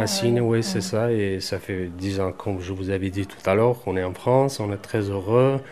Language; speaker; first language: French; non-native, fluent; Armenian